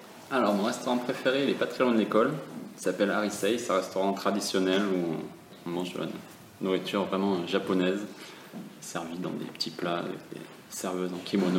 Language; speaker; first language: French; native; French